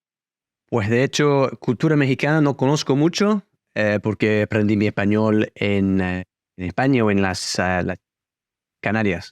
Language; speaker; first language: Spanish; non-native, fluent; English